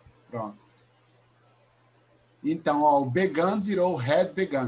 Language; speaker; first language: English; non-native, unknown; Portuguese